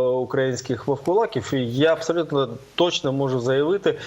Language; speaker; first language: Ukrainian; native; Ukrainian